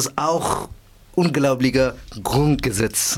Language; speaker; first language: German; non-native, learner; Persian